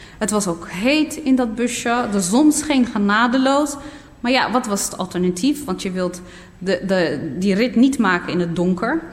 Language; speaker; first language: Dutch; early bilingual, other home language; Berber languages